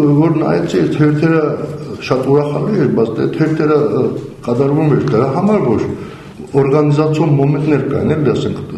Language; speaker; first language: Armenian; native; Armenian